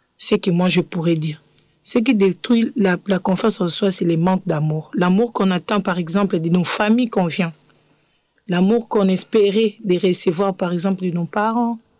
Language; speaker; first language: French; non-native, local second language; Lingala